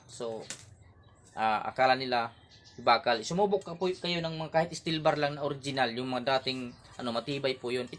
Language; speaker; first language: Filipino; non-native, local second language; Waray